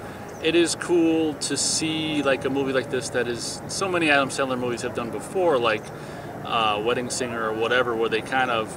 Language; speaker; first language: English; native; English